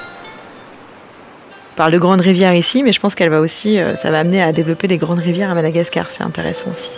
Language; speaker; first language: French; native; French